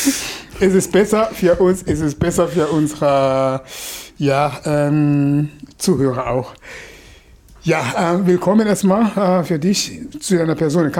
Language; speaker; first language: German; non-native, fluent; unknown